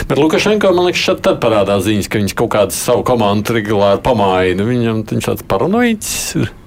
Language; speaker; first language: Latvian; native; Latvian